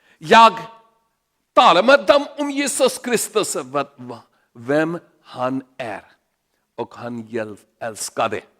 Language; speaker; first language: Swedish; non-native, learner; Urdu